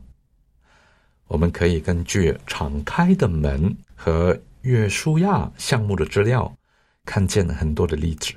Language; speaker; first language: Chinese; non-native, local second language; Cantonese